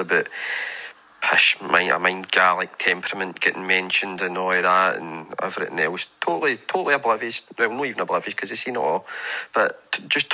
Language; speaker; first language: English; native; English